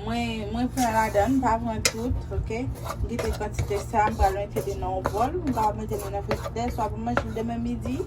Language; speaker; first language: French; non-native, learner; Haitian Creole